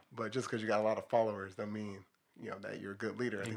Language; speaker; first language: English; native; English